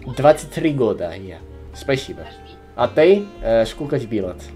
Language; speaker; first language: Russian; non-native, learner; English